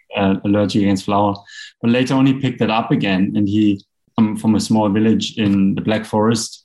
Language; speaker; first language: English; non-native, fluent; German